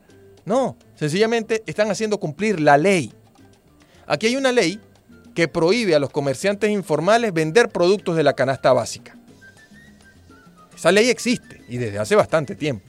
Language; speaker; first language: Spanish; native; Spanish